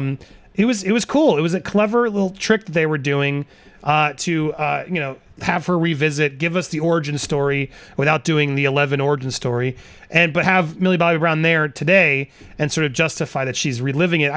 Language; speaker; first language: English; native; English